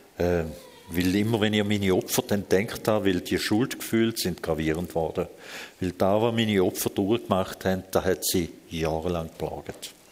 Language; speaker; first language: German; early bilingual, other home language; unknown